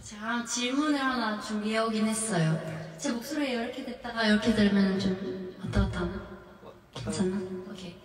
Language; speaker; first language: Korean; early bilingual, heritage; Korean